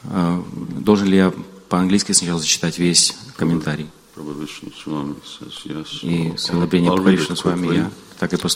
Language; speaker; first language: Russian; native; Russian